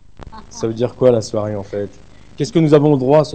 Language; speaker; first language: French; native; French